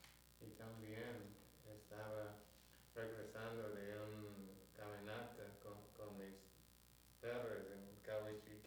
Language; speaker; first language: Spanish; non-native, learner; English